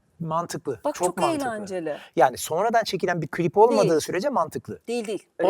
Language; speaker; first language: Turkish; native; Turkish